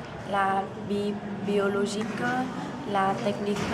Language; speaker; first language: French; non-native, learner; Vietnamese